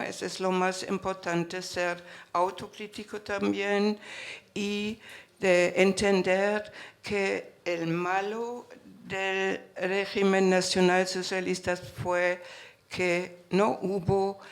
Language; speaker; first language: Spanish; non-native, fluent; German